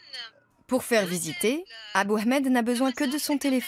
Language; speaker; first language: French; native; French